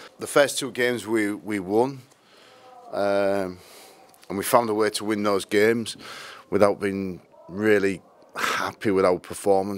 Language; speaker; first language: English; native; English